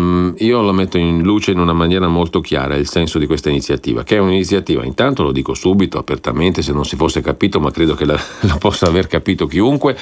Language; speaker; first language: Italian; native; Italian